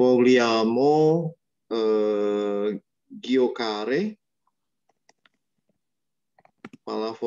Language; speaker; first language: Italian; non-native, learner; Indonesian